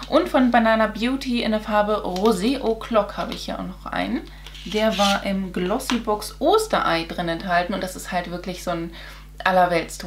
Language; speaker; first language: German; native; German